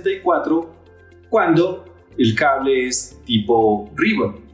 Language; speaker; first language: Spanish; native; Spanish